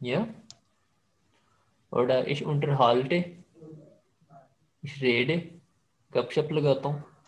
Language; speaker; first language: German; non-native, fluent; Urdu